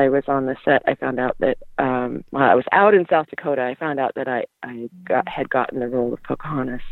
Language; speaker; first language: English; native; English